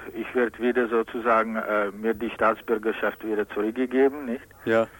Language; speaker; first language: German; non-native, fluent; Czech